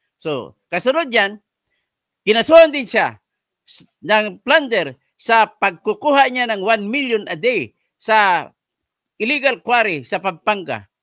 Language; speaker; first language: Filipino; non-native, local second language; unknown